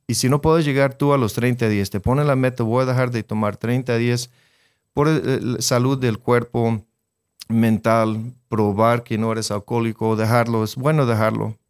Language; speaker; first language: Spanish; non-native, fluent; English